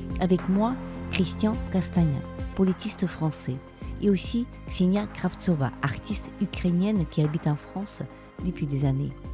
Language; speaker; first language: French; non-native, fluent; Ukrainian